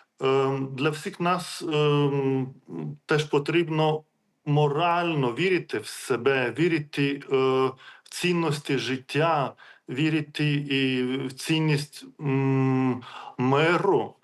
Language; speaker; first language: Ukrainian; non-native, fluent; Lithuanian